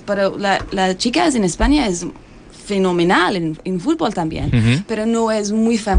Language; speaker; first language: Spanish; non-native, learner; English